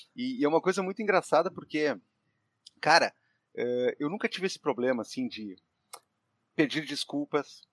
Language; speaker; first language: Portuguese; native; Portuguese